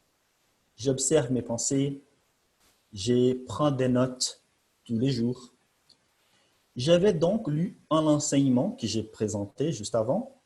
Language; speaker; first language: French; non-native, fluent; Portuguese